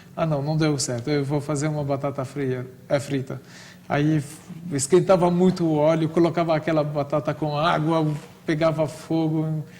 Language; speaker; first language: Portuguese; non-native, fluent; Arabic